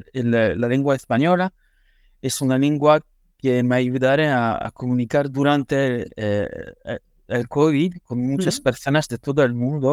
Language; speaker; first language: Spanish; non-native, learner; French